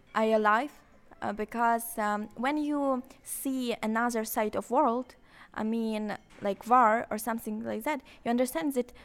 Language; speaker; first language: English; non-native, learner; Ukrainian